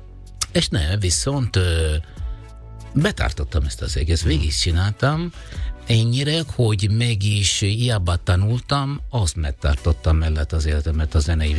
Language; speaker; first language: Hungarian; non-native, learner; Italian